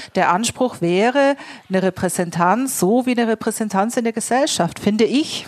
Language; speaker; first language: German; native; German